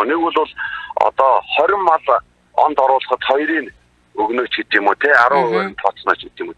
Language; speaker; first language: Mongolian; native; Mongolian